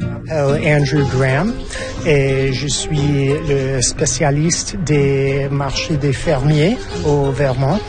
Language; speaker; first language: French; non-native, fluent; English